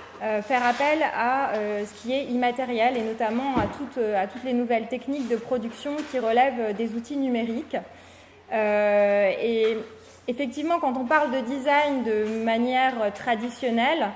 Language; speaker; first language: French; native; French